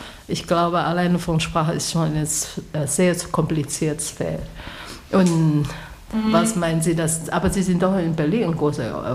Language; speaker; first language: German; non-native, learner; Chinese